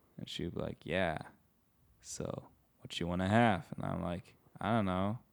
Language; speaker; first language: English; non-native, fluent; German